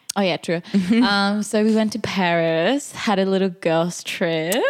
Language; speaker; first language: English; non-native, fluent; German